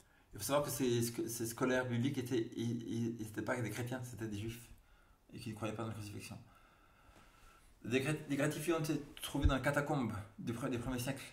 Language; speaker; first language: French; native; French